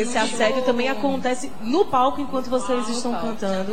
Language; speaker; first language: Portuguese; native; Portuguese